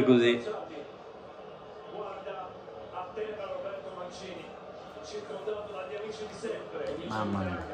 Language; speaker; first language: Italian; native; Italian